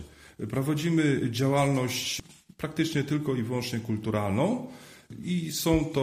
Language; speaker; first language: Polish; native; Polish